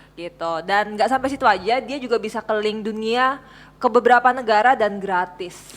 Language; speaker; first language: Indonesian; native; Indonesian